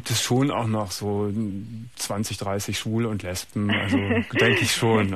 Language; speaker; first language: German; native; German